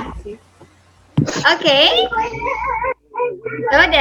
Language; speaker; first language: English; non-native, fluent; Indonesian